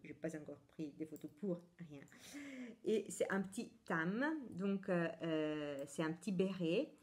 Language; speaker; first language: French; non-native, fluent; Italian